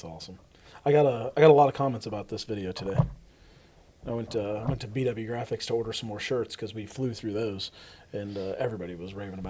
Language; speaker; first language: English; native; English